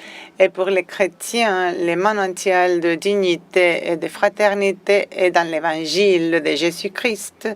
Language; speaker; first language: French; non-native, fluent; Spanish